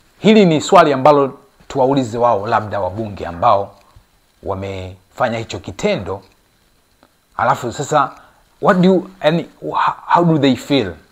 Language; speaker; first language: Swahili; native; Swahili